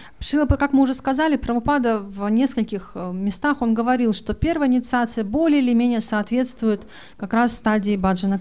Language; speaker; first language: Russian; native; Russian